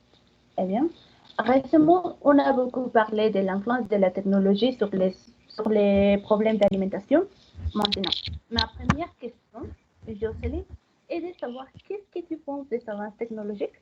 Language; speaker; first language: French; non-native, fluent; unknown